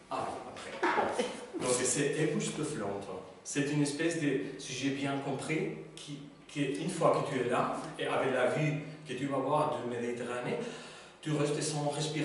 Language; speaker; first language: French; non-native, learner; Spanish